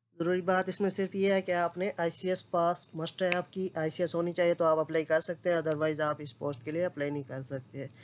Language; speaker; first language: Urdu; non-native, local second language; Punjabi